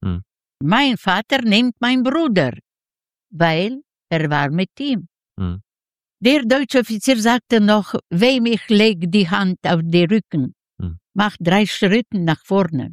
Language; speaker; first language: German; non-native, learner; Yiddish